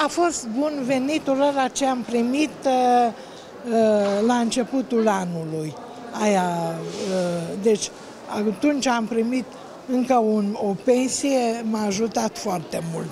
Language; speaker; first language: Romanian; native; Romanian